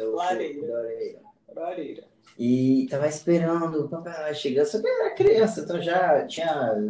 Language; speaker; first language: Portuguese; non-native, fluent; French